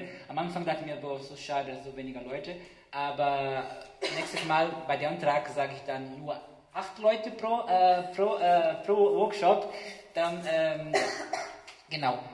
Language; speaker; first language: German; non-native, fluent; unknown